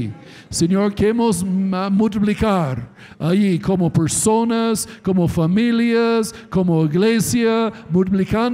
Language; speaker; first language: Spanish; non-native, fluent; English